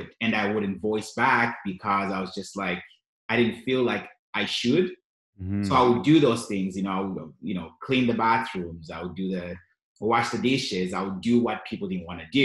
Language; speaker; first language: English; non-native, local second language; Shona